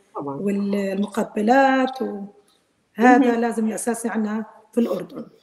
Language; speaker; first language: Arabic; native; Arabic